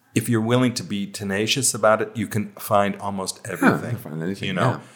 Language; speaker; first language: English; native; English